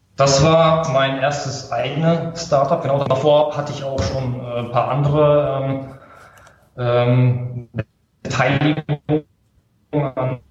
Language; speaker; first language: German; native; German